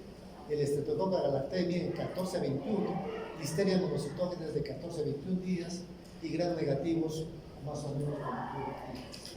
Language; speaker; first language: Spanish; native; Spanish